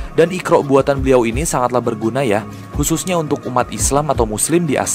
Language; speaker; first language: Indonesian; native; Indonesian